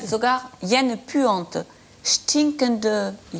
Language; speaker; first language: German; non-native, fluent; French